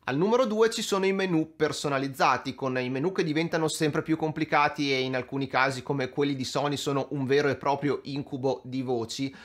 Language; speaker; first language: Italian; native; Italian